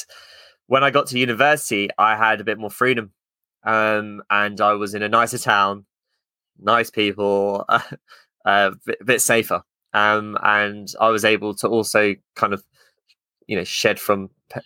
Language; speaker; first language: English; native; English